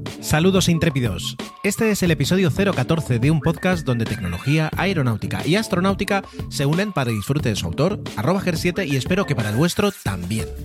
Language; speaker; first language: Spanish; native; Spanish